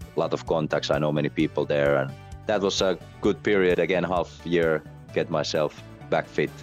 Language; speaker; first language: English; non-native, fluent; Finnish